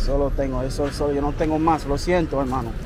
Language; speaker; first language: Spanish; non-native, learner; English